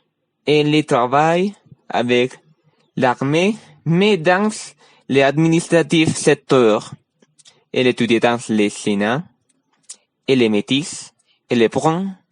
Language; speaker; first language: French; non-native, learner; Spanish